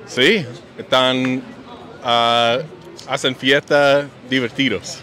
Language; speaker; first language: Spanish; non-native, learner; English